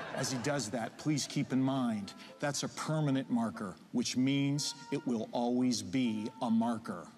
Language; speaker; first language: English; native; English